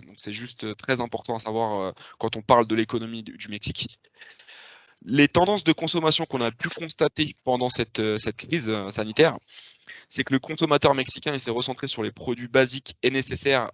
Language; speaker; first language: French; native; French